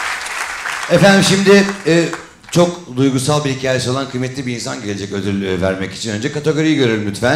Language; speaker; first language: Turkish; native; Turkish